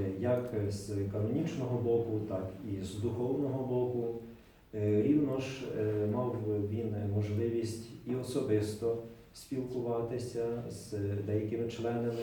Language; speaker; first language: Ukrainian; native; Ukrainian